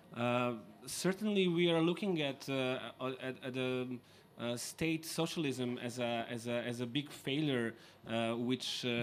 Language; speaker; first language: English; non-native, fluent; Serbian